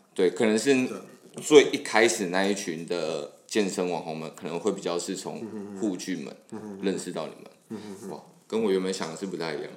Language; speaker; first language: Chinese; native; Chinese